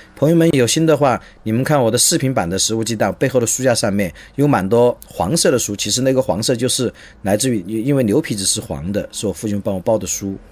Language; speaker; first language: Chinese; native; Chinese